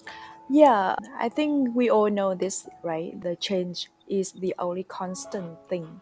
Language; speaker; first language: English; non-native, fluent; Vietnamese